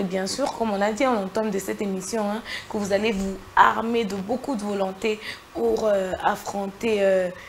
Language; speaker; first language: French; non-native, local second language; Lingala